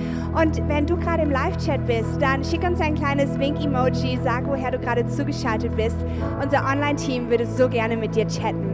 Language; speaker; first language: German; native; German